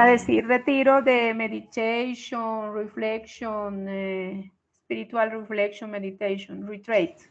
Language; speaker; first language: English; non-native, fluent; Spanish